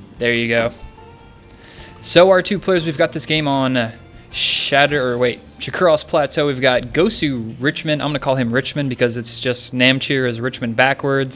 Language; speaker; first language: English; native; English